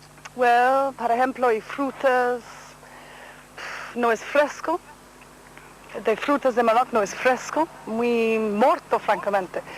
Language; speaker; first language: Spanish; non-native, learner; English